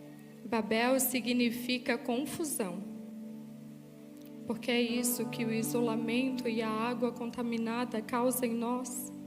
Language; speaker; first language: Portuguese; native; Portuguese